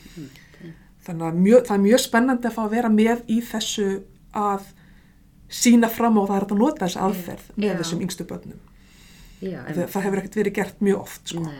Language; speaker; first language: Icelandic; native; Icelandic